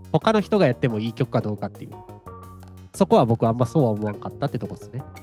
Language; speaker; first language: Japanese; native; Japanese